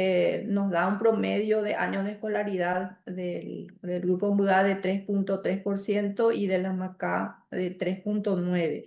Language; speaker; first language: Spanish; native; Spanish